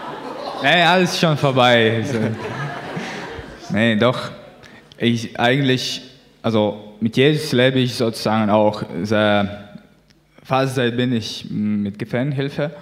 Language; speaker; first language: German; non-native, learner; Latvian